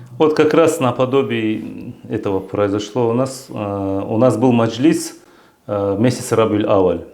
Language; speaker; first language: Russian; non-native, local second language; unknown